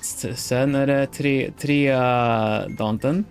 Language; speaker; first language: Swedish; non-native, learner; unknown